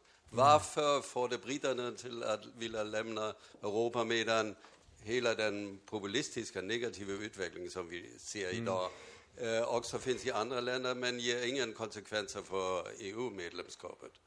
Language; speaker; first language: Swedish; non-native, fluent; German